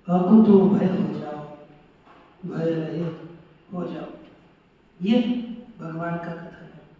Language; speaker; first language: Hindi; non-native, local second language; Marathi